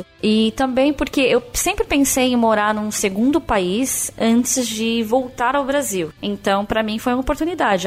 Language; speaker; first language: Portuguese; native; Portuguese